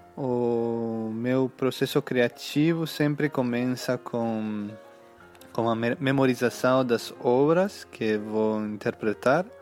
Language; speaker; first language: Portuguese; non-native, learner; Greek